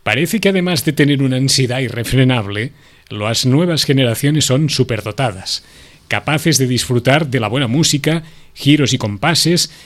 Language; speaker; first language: Spanish; non-native, local second language; Catalan